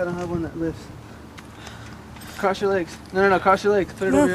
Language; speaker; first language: English; native; English